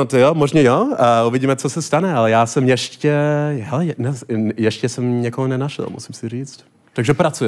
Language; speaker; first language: Czech; non-native, learner; English